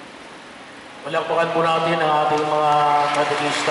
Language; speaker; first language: Filipino; native; Filipino